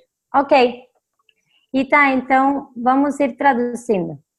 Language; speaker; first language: Spanish; non-native, fluent; Portuguese